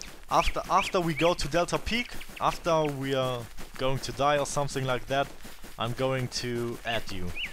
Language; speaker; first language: English; non-native, learner; German